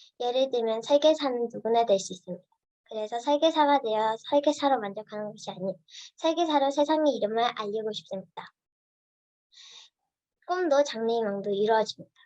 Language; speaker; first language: Korean; early bilingual, heritage; Korean